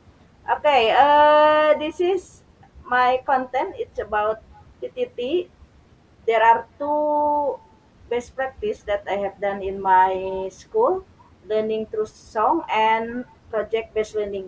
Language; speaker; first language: English; non-native, learner; Indonesian